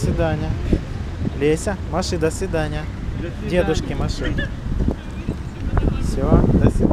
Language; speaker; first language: Russian; native; Russian